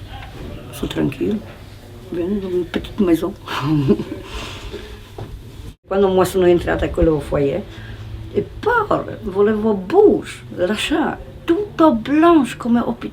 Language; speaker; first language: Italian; non-native, learner; Polish